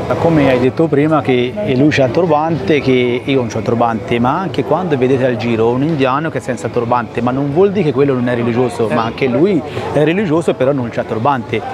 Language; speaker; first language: Italian; early bilingual, other home language; Punjabi